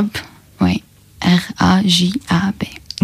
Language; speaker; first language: French; non-native, learner; Arabic